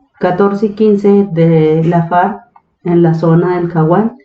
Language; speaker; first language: Spanish; native; Spanish